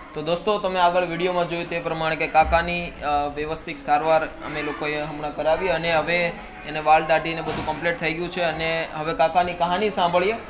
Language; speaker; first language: Gujarati; native; Gujarati